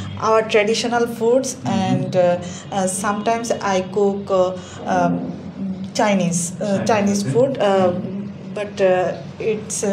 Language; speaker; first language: English; non-native, learner; Bangla